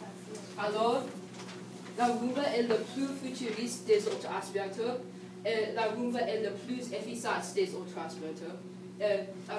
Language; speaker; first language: French; non-native, learner; English